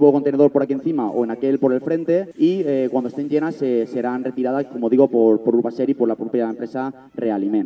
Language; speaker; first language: Spanish; native; Spanish